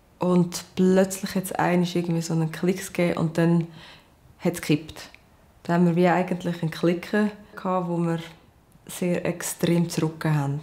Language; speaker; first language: German; early bilingual, other home language; Portuguese